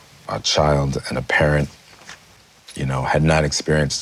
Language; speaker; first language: English; native; English